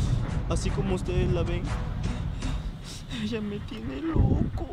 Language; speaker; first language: Spanish; native; Spanish